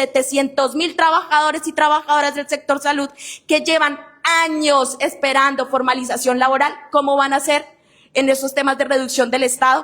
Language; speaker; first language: Spanish; native; Spanish